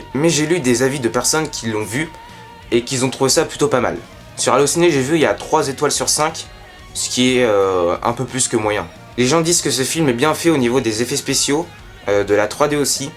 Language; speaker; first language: French; native; French